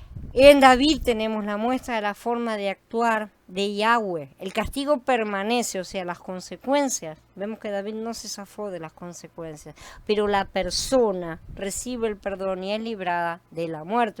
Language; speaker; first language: Spanish; native; Spanish